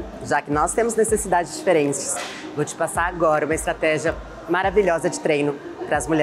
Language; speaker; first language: Portuguese; native; Portuguese